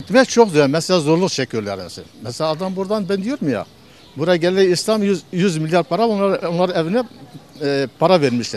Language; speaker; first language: Turkish; non-native, local second language; Kurdish